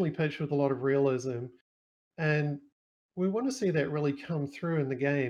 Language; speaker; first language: English; native; English